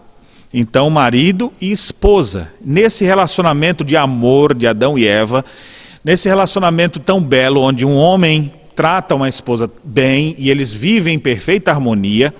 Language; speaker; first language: Portuguese; native; Portuguese